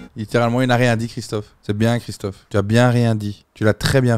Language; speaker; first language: French; native; French